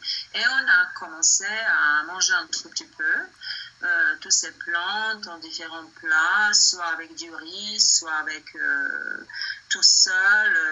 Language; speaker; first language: French; non-native, fluent; Bosnian